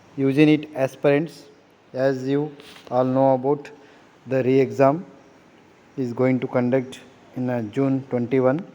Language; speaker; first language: English; non-native, local second language; Kannada